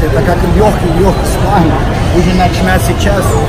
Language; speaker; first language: Russian; non-native, learner; Portuguese